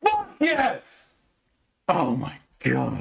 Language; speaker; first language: English; native; English